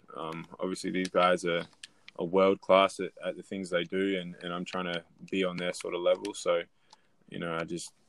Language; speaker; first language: English; native; English